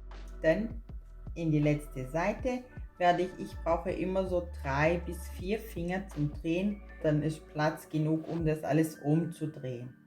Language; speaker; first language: German; non-native, fluent; Portuguese